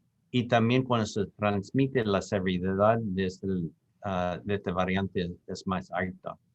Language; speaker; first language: Spanish; non-native, fluent; English